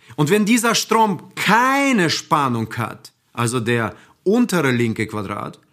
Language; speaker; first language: German; non-native, fluent; Russian